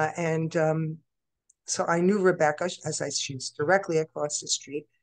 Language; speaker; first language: English; native; English